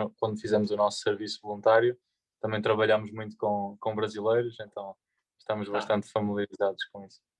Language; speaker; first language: Portuguese; native; Portuguese